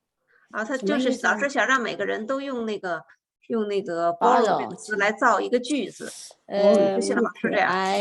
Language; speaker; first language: Chinese; native; Chinese